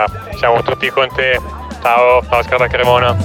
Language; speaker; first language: Italian; native; Italian